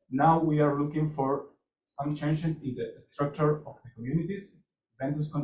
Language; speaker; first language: English; non-native, fluent; Spanish